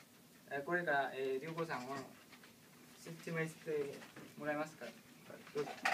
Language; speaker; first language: Japanese; non-native, learner; Vietnamese